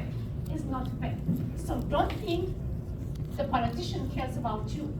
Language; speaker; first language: English; non-native, local second language; Hebrew